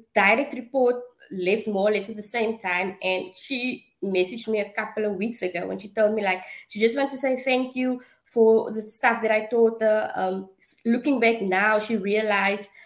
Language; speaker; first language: English; non-native, local second language; Afrikaans